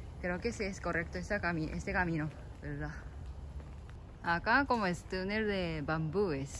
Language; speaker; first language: Spanish; non-native, learner; Japanese